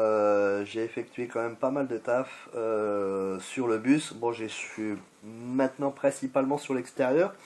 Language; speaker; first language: French; native; French